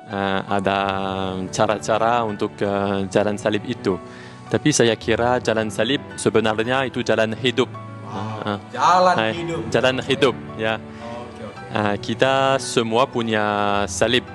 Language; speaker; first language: Indonesian; non-native, learner; French